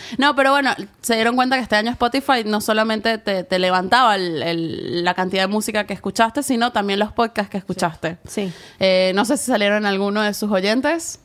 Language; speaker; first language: Spanish; native; Spanish